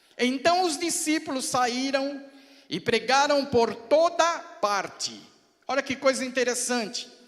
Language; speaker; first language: Portuguese; native; Portuguese